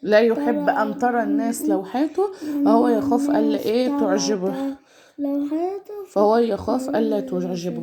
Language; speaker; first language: Arabic; native; Arabic